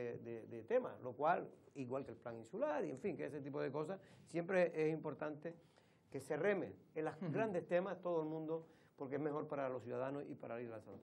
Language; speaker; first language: Spanish; native; Spanish